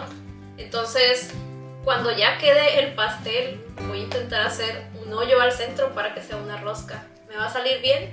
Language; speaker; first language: Spanish; native; Spanish